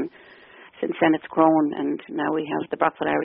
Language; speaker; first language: English; native; English